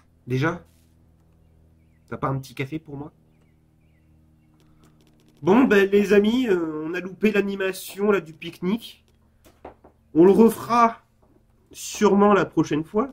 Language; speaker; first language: French; native; French